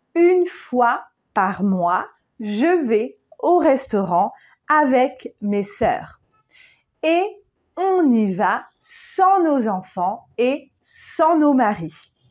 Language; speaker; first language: French; native; French